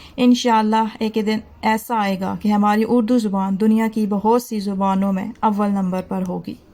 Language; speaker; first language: Urdu; non-native, local second language; Punjabi